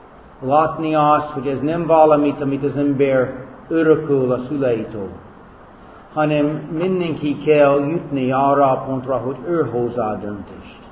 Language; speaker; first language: Hungarian; non-native, fluent; English